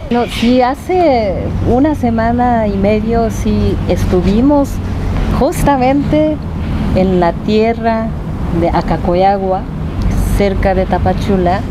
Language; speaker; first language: Spanish; non-native, fluent; Japanese